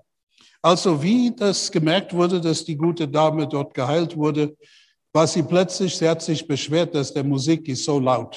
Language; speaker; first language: German; non-native, fluent; English